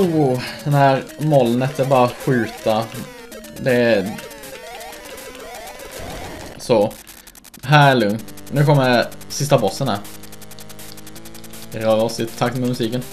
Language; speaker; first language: Swedish; native; Swedish